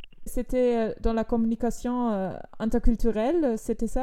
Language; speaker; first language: French; non-native, fluent; German